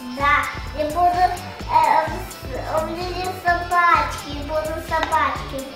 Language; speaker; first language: Russian; early bilingual, heritage; Russian